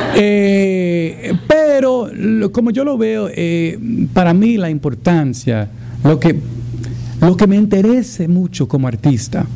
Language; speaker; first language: Spanish; early bilingual, heritage; Spanish